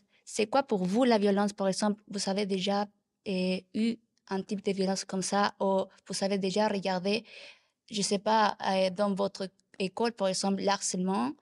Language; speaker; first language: French; non-native, learner; Spanish